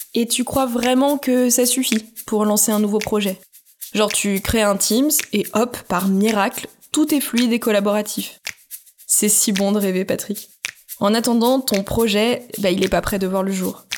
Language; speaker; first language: French; native; French